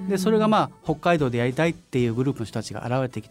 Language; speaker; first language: Japanese; native; Japanese